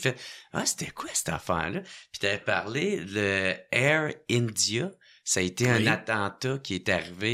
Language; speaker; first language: French; native; French